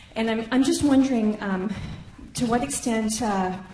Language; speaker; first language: English; native; English